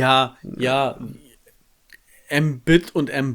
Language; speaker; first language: German; native; German